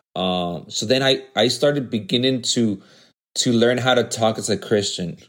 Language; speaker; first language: English; early bilingual, other home language; Spanish